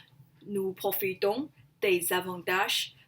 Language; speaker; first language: French; non-native, learner; Chinese